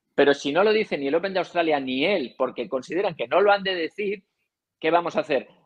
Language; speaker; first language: Spanish; native; Spanish